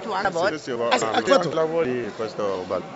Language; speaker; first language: Italian; non-native, learner; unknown